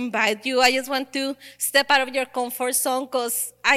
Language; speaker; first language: English; non-native, learner; Spanish